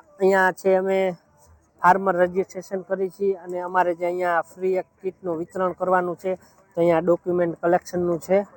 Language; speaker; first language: Gujarati; native; Gujarati